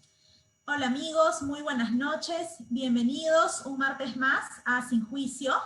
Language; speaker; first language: Spanish; native; Spanish